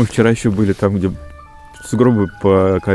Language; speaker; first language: Russian; native; Russian